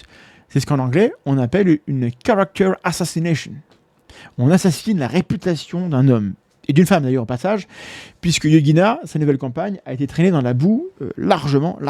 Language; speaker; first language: French; native; French